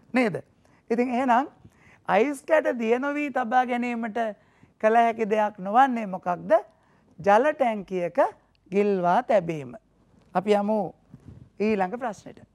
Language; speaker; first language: Sinhala; native; Sinhala